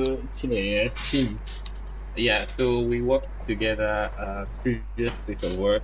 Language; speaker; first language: English; non-native, local second language; Bini